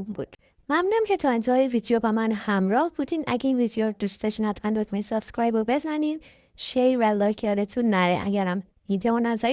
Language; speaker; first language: Persian; native; Persian